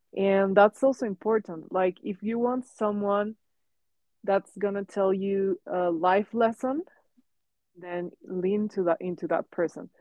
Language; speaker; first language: English; non-native, fluent; Spanish